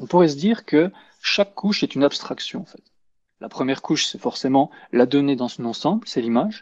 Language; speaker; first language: French; native; French